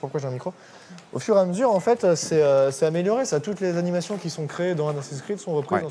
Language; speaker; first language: French; native; French